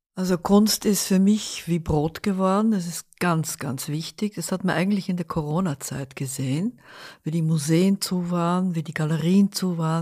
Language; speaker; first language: German; early bilingual, other home language; Dutch